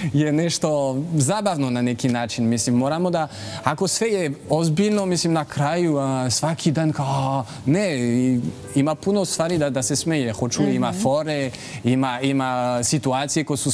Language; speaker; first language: Croatian; non-native, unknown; French